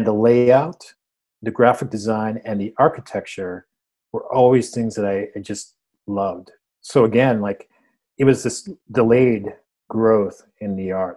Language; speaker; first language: English; early bilingual, other home language; Spanish